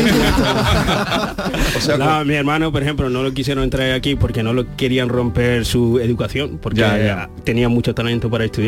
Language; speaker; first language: Spanish; early bilingual, other home language; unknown